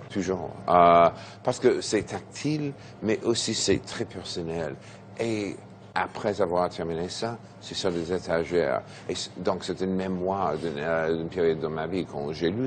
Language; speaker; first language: French; non-native, fluent; English